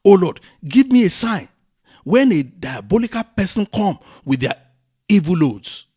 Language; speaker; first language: English; non-native, local second language; Yoruba